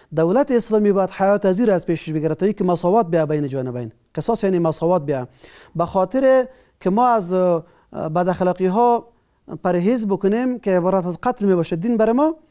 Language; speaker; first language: Persian; native; Persian